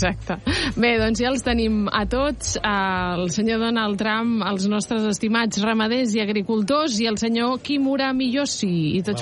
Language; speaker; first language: Catalan; native; Catalan